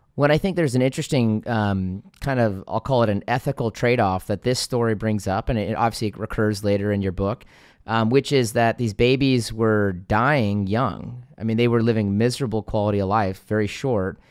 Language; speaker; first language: English; native; English